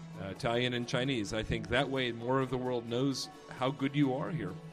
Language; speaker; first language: English; native; English